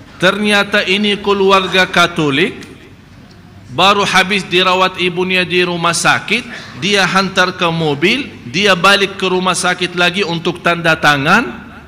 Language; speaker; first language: Malay; non-native, fluent; Arabic